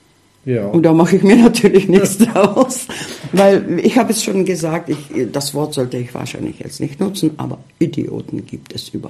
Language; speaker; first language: German; early bilingual, heritage; Czech